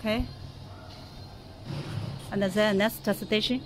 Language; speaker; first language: English; non-native, learner; Chinese